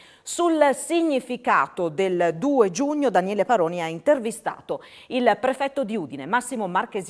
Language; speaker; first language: Italian; native; Italian